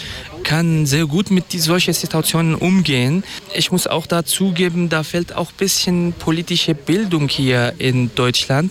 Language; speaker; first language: German; non-native, fluent; Kurdish